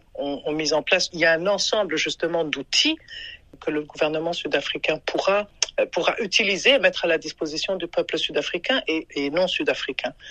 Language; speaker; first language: French; non-native, local second language; Rundi